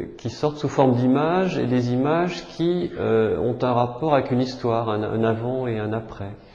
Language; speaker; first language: French; native; French